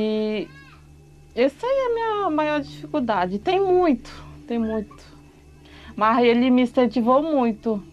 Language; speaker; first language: Portuguese; non-native, local second language; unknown